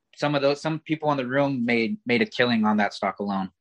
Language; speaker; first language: English; native; English